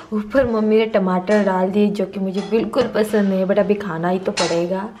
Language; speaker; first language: Hindi; non-native, local second language; Marathi